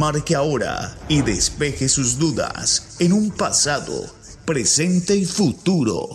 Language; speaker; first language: Spanish; native; Spanish